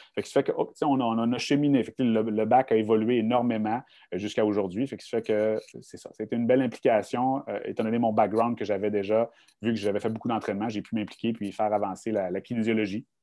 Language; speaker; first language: French; native; French